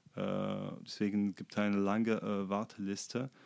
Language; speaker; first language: German; non-native, fluent; Arabic